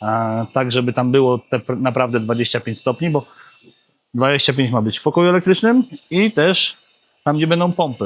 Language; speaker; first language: Polish; native; Polish